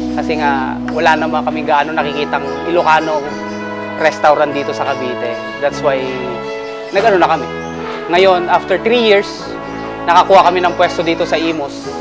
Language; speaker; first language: Filipino; non-native, local second language; Iloko